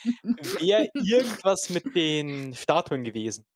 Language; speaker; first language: German; native; German